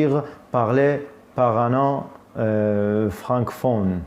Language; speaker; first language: French; non-native, fluent; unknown